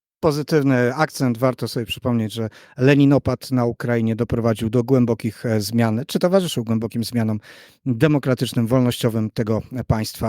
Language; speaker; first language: Polish; native; Polish